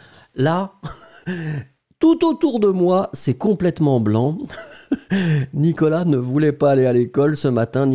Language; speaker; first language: French; native; French